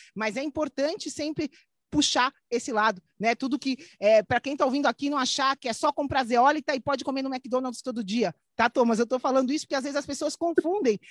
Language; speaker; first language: Portuguese; native; Portuguese